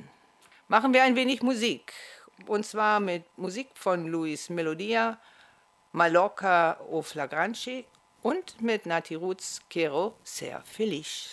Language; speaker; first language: German; native; German